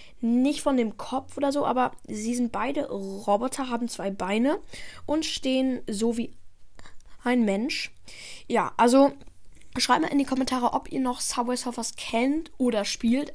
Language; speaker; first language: German; native; German